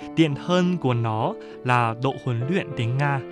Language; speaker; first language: Vietnamese; non-native, fluent; Chinese